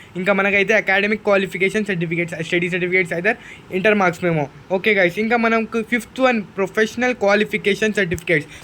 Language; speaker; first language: Telugu; non-native, local second language; Urdu